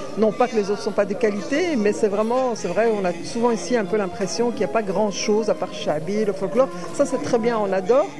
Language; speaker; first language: French; early bilingual, other home language; Arabic